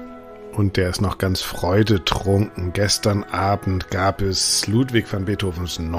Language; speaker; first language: German; native; German